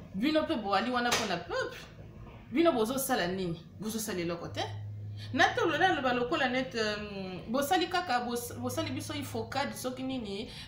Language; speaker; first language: Lingala; native; Lingala